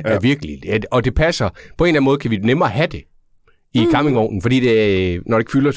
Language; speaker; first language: Danish; native; Danish